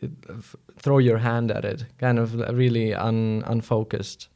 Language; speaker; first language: English; non-native, fluent; Latvian